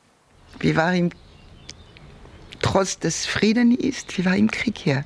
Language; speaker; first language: German; non-native, fluent; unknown